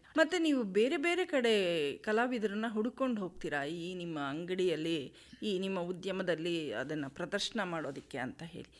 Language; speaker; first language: Kannada; native; Kannada